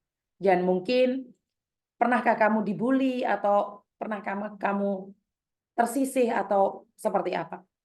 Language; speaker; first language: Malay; non-native, local second language; Javanese